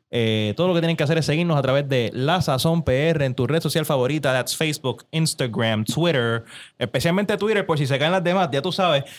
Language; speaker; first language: Spanish; native; Spanish